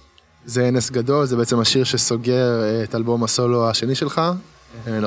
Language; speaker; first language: Hebrew; native; Hebrew